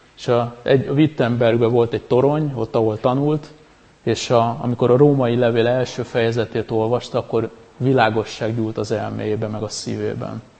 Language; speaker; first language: Hungarian; native; Hungarian